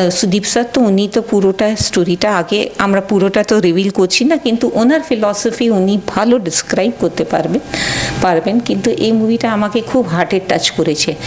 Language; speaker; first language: Bangla; non-native, local second language; Marwari